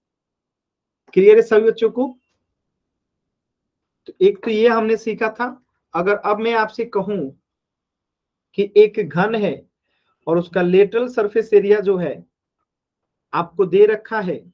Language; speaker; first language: Hindi; native; Hindi